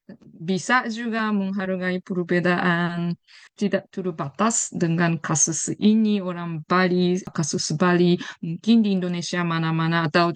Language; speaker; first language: Indonesian; non-native, fluent; Japanese